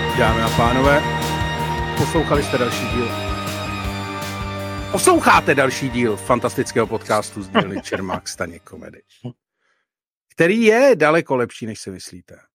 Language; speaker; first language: Czech; native; Czech